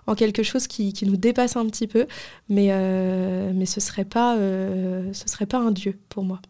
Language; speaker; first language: French; native; French